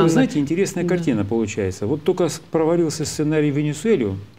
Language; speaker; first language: Russian; native; Russian